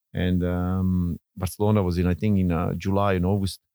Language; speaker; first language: English; non-native, fluent; Bosnian